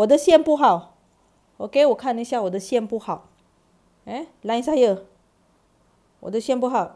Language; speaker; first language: Chinese; non-native, fluent; Malay